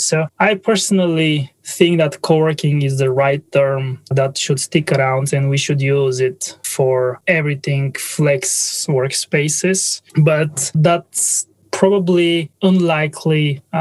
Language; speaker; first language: English; non-native, fluent; Bulgarian